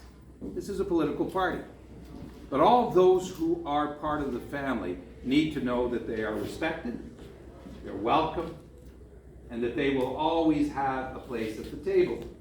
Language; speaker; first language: English; non-native, local second language; French